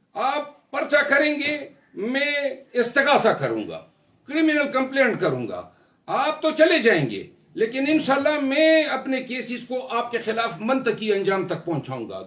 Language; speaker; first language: Urdu; non-native, local second language; Pashto